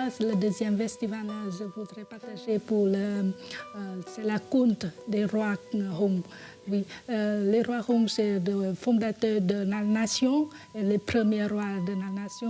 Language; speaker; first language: French; non-native, fluent; Vietnamese